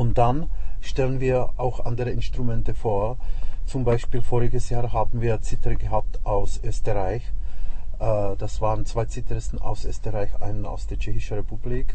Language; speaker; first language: German; non-native, fluent; Czech